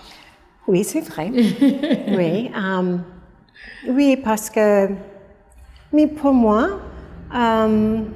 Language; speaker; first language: French; non-native, fluent; English